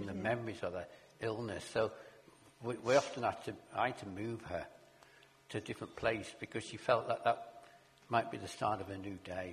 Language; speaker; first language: English; native; English